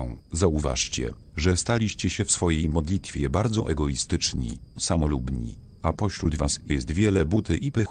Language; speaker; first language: Polish; native; Polish